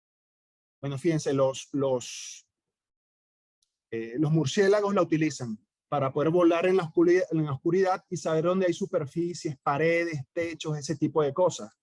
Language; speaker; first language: Spanish; native; Spanish